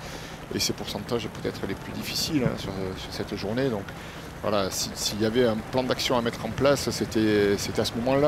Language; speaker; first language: French; native; French